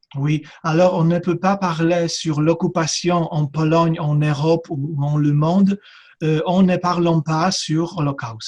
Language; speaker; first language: French; non-native, fluent; Polish